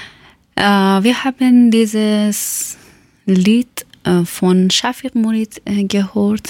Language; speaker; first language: German; non-native, learner; Persian